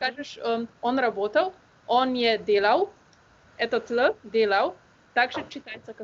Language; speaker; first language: Russian; non-native, learner; Slovenian